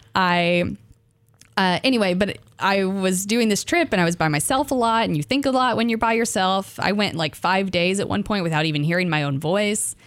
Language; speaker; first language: English; native; English